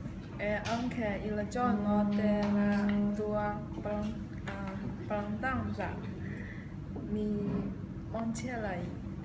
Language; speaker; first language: Italian; non-native, learner; Chinese